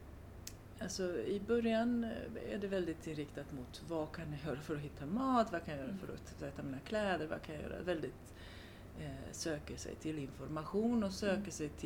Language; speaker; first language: Swedish; non-native, fluent; Romanian